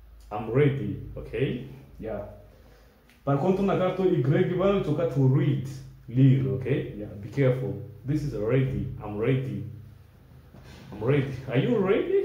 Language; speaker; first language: English; non-native, fluent; Lingala